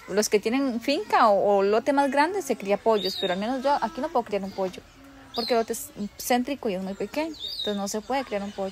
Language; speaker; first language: Spanish; native; Spanish